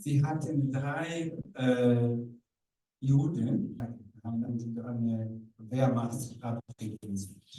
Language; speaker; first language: German; non-native, learner; Rundi